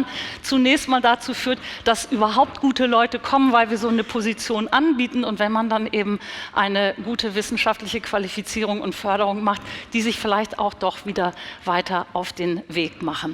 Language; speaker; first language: German; native; German